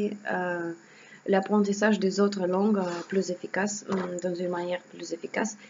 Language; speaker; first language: French; non-native, learner; Russian